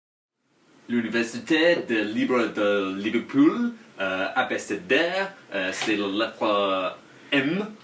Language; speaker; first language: French; non-native, learner; English